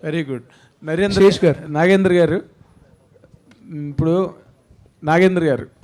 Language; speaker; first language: Telugu; native; Telugu